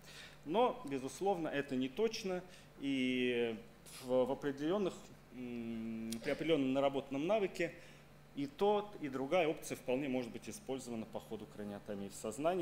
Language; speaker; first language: Russian; native; Russian